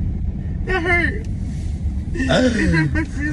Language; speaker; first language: English; native; English